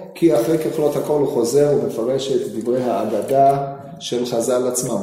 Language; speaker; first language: Hebrew; non-native, fluent; English